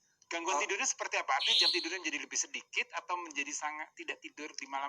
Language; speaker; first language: Indonesian; native; Indonesian